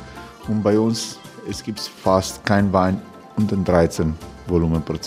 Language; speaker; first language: German; non-native, learner; Croatian